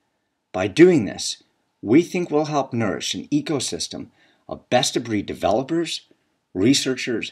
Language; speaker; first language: English; native; English